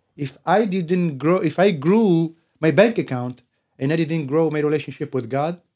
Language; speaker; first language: English; non-native, fluent; Arabic